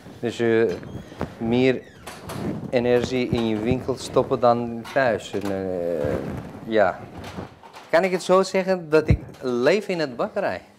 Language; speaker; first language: Dutch; non-native, fluent; Turkish